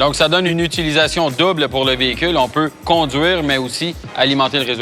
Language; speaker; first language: French; native; French